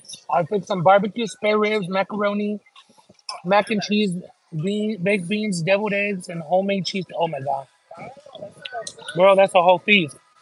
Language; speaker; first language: English; early bilingual, other home language; Spanish